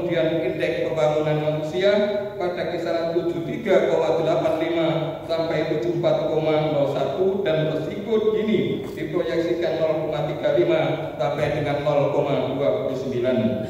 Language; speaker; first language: Indonesian; native; Indonesian